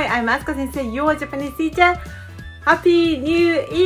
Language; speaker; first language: English; non-native, fluent; Japanese